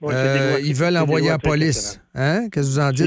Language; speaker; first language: French; native; French